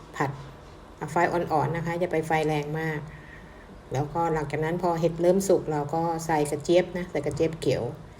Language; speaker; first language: Thai; native; Thai